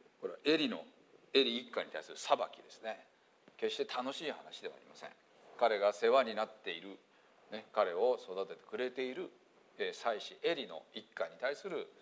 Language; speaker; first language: Japanese; native; Japanese